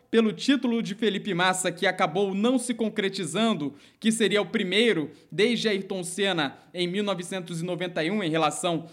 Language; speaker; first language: Portuguese; native; Portuguese